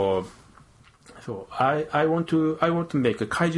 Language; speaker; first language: English; non-native, learner; Japanese